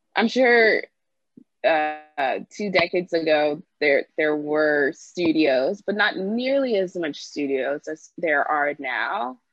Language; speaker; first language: English; native; English